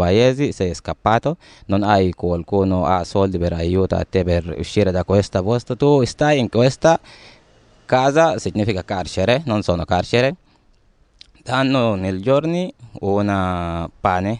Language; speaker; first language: Italian; non-native, learner; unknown